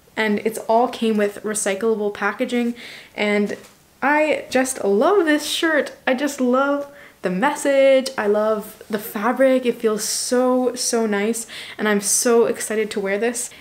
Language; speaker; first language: English; native; English